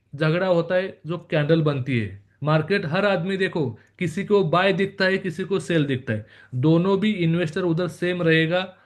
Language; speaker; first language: Hindi; non-native, local second language; Marathi